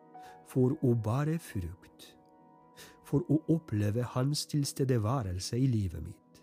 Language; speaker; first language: Norwegian; non-native, fluent; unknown